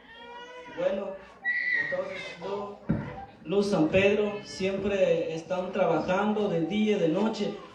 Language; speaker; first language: Spanish; non-native, local second language; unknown